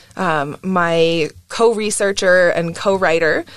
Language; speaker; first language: English; native; English